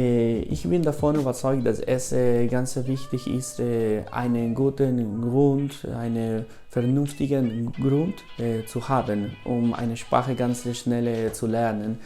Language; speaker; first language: German; non-native, fluent; Spanish